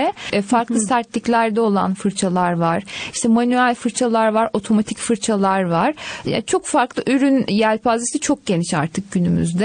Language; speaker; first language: Turkish; native; Turkish